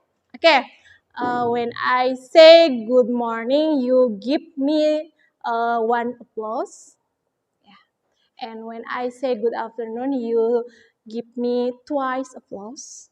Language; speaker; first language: English; non-native, learner; Indonesian